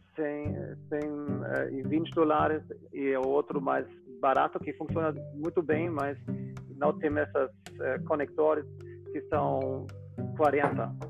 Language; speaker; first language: Portuguese; non-native, fluent; German